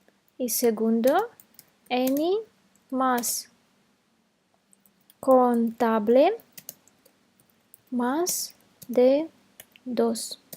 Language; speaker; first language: Spanish; non-native, fluent; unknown